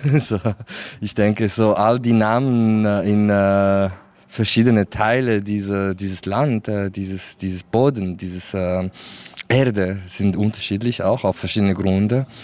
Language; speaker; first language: German; non-native, fluent; Kurdish